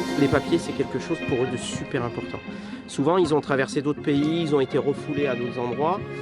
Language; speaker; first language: French; native; French